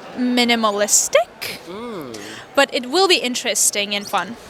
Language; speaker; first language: English; non-native, fluent; Armenian